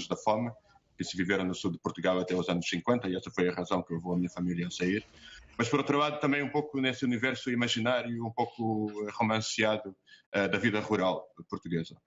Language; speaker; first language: Portuguese; native; Portuguese